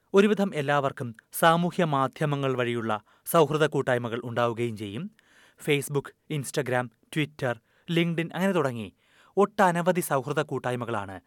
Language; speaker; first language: Malayalam; native; Malayalam